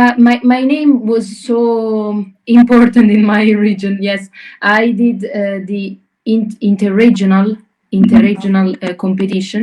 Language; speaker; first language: English; non-native, learner; Italian